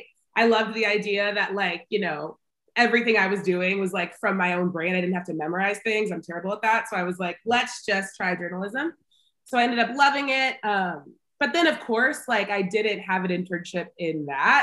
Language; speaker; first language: English; native; English